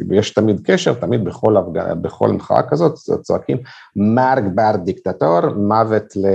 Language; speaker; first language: Hebrew; non-native, fluent; Russian